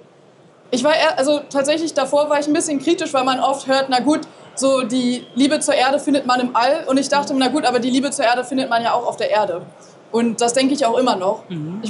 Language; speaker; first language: German; native; German